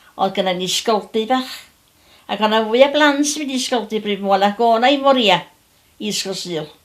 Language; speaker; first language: Welsh; native; Welsh